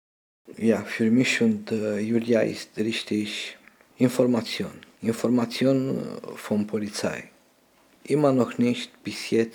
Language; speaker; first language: German; non-native, learner; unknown